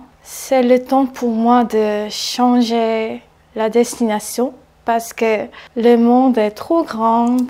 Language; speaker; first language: French; non-native, learner; Korean